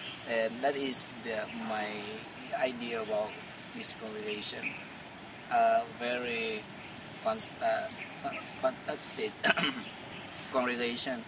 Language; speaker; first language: English; non-native, fluent; Vietnamese